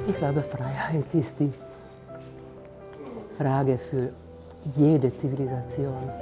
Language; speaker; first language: German; non-native, fluent; Slovak